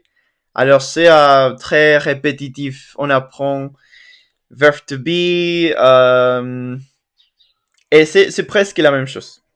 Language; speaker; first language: French; non-native, fluent; Spanish